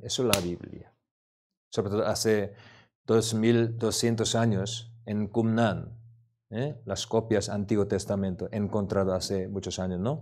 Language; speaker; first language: Spanish; non-native, learner; Korean